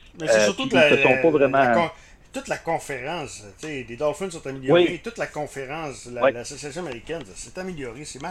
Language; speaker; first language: French; native; French